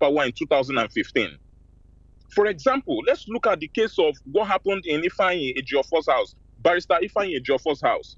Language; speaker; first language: English; non-native, local second language; Igbo